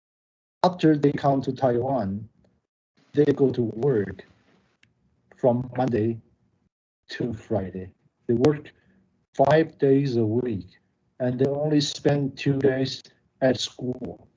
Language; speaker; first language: English; non-native, learner; Chinese